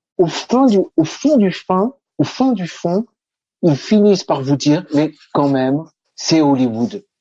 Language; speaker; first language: French; native; French